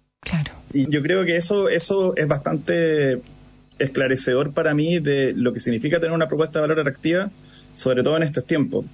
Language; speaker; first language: Spanish; native; Spanish